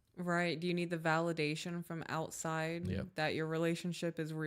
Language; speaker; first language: English; native; English